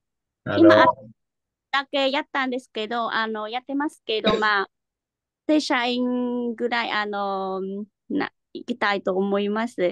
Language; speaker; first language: Japanese; non-native, learner; Vietnamese